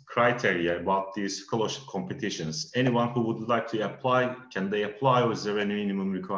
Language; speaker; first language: English; non-native, fluent; Turkish